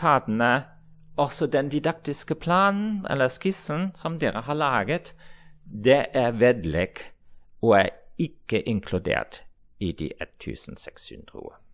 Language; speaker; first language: Norwegian; non-native, fluent; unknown